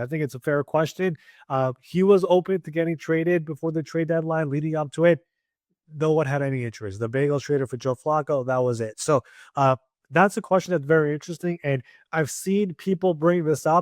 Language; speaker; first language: English; native; English